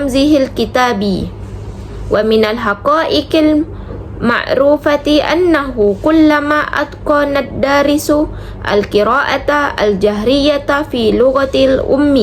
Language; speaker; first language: Arabic; non-native, learner; Indonesian